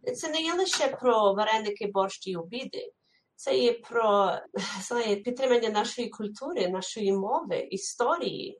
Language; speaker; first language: Ukrainian; early bilingual, heritage; Ukrainian